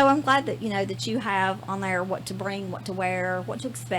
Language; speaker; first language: English; native; English